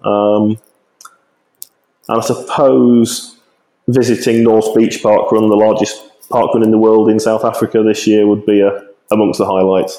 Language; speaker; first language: English; native; English